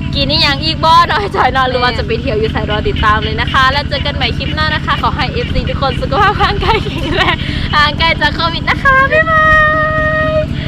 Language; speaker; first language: Thai; non-native, local second language; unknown